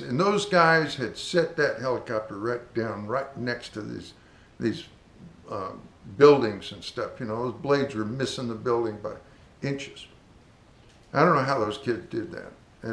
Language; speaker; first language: English; native; English